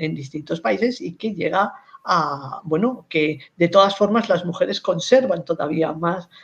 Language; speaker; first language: Spanish; native; Spanish